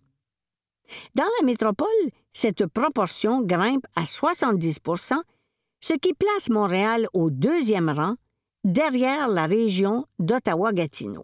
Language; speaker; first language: French; native; French